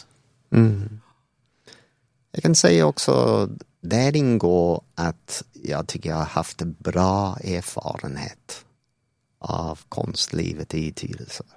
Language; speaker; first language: Swedish; non-native, fluent; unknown